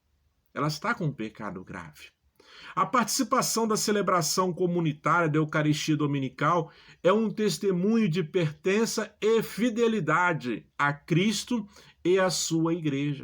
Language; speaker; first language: Portuguese; native; Portuguese